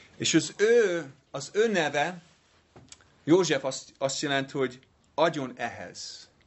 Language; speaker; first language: Hungarian; non-native, fluent; English